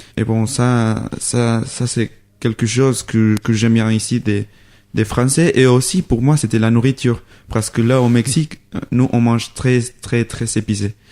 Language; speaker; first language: French; non-native, fluent; Spanish